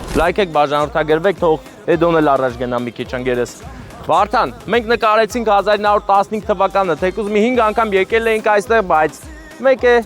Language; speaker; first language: Armenian; native; Armenian